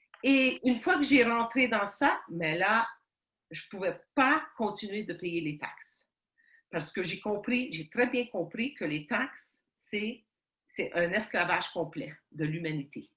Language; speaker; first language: French; early bilingual, heritage; Ukrainian